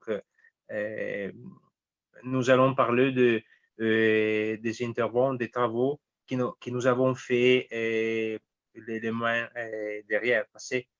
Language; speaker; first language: French; non-native, fluent; Italian